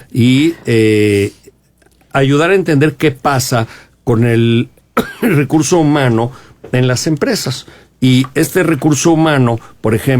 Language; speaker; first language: Spanish; native; Spanish